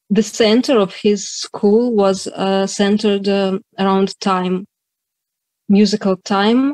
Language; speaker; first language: English; non-native, fluent; Ukrainian